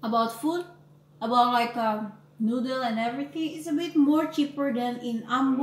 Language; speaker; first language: English; non-native, learner; Indonesian